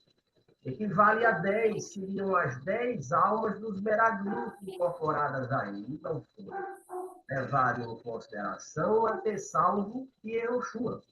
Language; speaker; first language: Portuguese; native; Portuguese